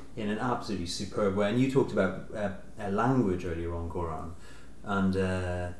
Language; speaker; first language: English; native; English